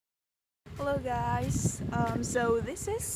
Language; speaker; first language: English; non-native, learner; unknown